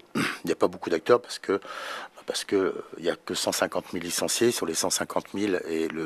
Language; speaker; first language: French; native; French